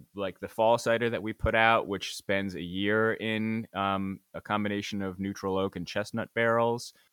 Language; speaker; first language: English; native; English